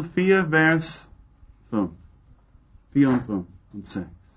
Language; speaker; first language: German; non-native, fluent; English